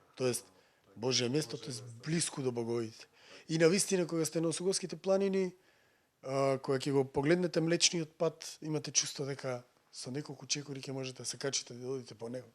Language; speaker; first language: Macedonian; native; Macedonian